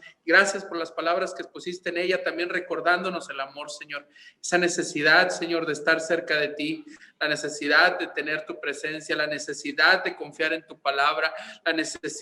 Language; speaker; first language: Spanish; native; Spanish